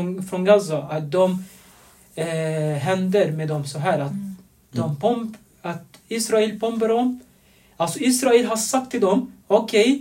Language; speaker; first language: Swedish; non-native, fluent; Arabic